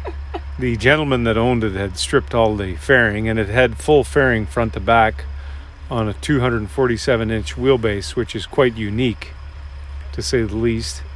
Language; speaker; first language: English; native; English